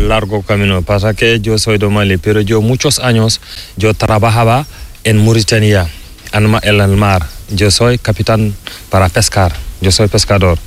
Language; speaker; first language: Spanish; non-native, learner; Fula